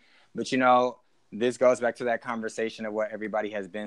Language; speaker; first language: English; native; English